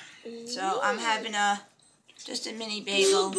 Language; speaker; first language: English; native; English